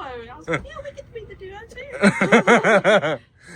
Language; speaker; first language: English; native; English